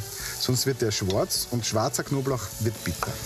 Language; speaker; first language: German; native; German